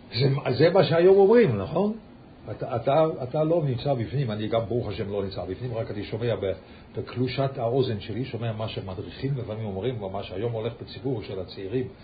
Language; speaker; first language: Hebrew; early bilingual, heritage; Yiddish